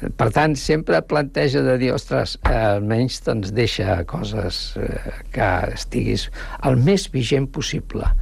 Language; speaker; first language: Catalan; non-native, local second language; Spanish